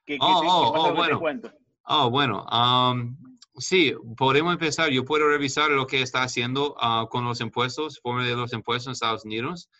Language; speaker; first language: Spanish; non-native, fluent; English